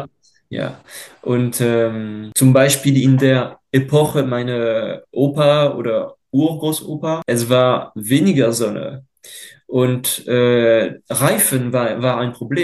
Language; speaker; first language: German; non-native, fluent; French